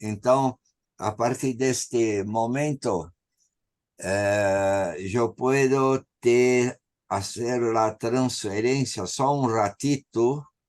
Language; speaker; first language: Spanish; non-native, learner; Portuguese